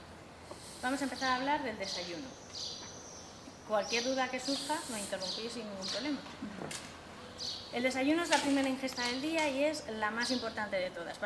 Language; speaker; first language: Spanish; native; Spanish